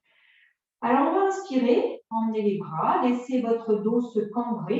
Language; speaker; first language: French; native; French